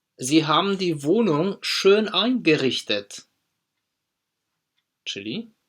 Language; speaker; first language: German; non-native, fluent; Polish